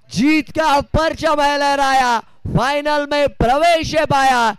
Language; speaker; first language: Hindi; non-native, local second language; Marathi